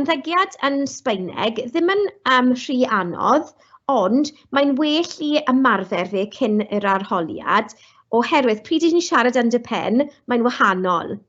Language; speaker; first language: Welsh; non-native, local second language; English